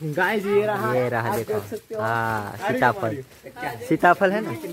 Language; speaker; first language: Hindi; non-native, local second language; Gujarati